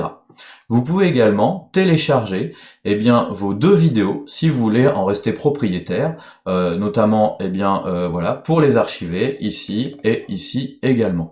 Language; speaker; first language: French; native; French